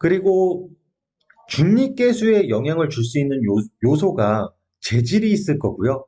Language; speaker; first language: Korean; native; Korean